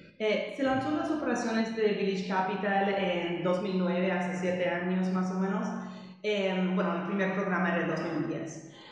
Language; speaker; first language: Spanish; non-native, fluent; English